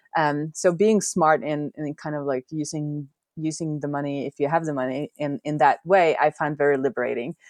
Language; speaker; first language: English; non-native, fluent; Norwegian